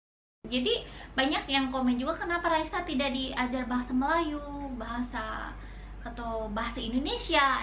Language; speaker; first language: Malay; non-native, local second language; Sundanese